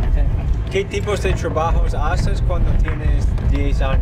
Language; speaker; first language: Spanish; non-native, learner; English